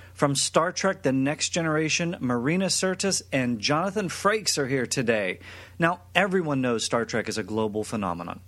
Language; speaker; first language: English; native; English